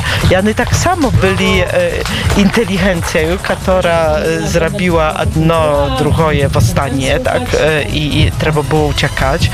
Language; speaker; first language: Polish; non-native, local second language; Belarusian